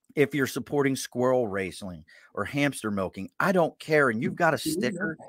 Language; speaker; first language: English; native; English